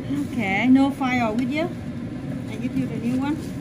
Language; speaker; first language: English; non-native, learner; Vietnamese